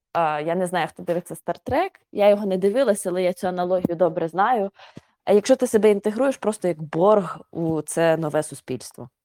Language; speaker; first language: Ukrainian; native; Ukrainian